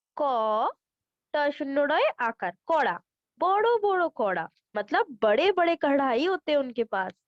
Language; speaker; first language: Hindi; non-native, local second language; Bangla